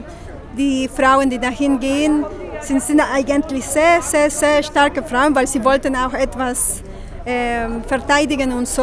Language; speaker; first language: German; non-native, fluent; Spanish